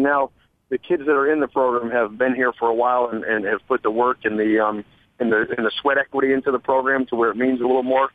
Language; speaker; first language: English; native; English